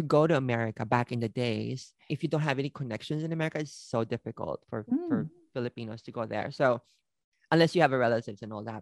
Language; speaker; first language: English; non-native, local second language; Filipino